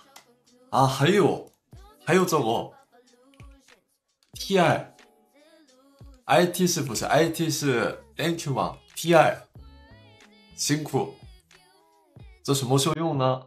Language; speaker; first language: Chinese; non-native, fluent; Korean